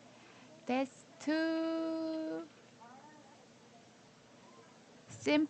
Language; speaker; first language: English; non-native, learner; Korean